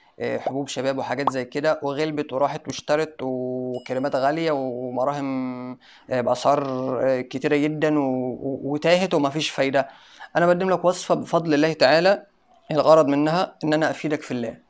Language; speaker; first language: Arabic; native; Arabic